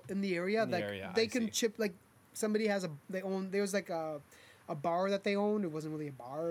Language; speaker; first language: English; early bilingual, other home language; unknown